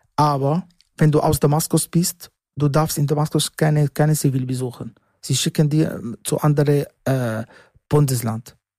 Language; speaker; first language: German; non-native, learner; Arabic